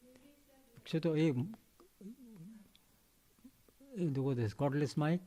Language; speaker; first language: Japanese; non-native, learner; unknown